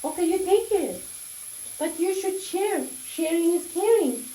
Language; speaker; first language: English; non-native, fluent; Mongolian